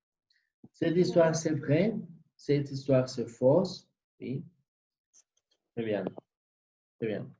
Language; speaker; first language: French; non-native, fluent; Spanish